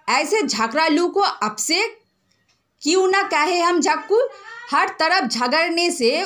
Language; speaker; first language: Hindi; non-native, local second language; Bangla